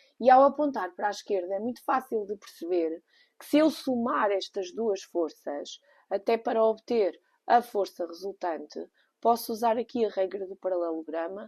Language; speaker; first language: Portuguese; native; Portuguese